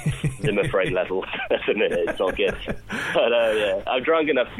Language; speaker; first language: English; native; English